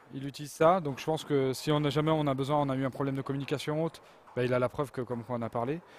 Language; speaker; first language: French; native; French